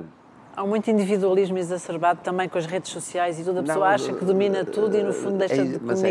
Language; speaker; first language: Portuguese; native; Portuguese